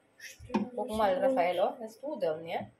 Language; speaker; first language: German; non-native, learner; Filipino